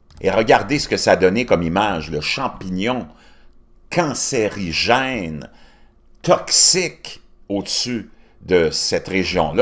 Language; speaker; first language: French; native; French